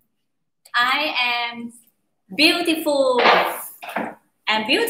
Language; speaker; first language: English; non-native, learner; Thai